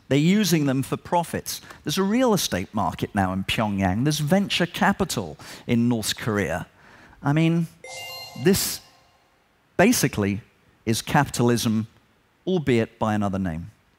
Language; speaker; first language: English; native; English